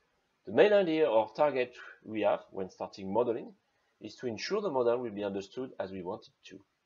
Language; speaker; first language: English; non-native, fluent; French